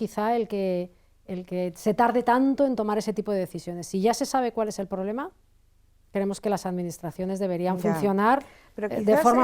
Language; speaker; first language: Spanish; native; Spanish